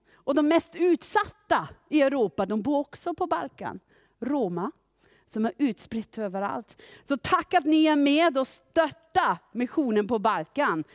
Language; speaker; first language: Swedish; non-native, fluent; German